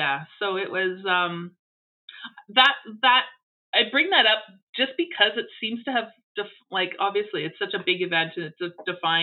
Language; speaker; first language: English; native; English